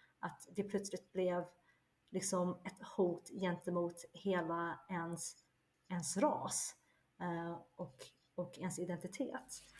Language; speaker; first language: Swedish; early bilingual, other home language; Chinese